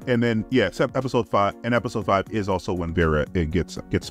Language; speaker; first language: English; native; English